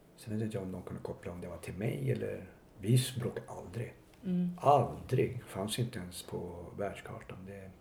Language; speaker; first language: Swedish; native; Swedish